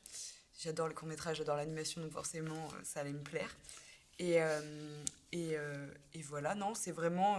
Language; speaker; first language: French; native; French